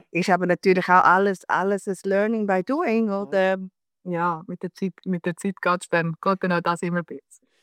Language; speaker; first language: German; native; German